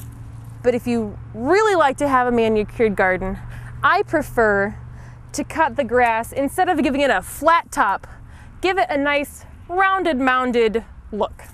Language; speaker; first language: English; native; English